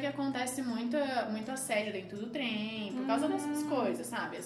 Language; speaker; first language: Portuguese; early bilingual, heritage; Portuguese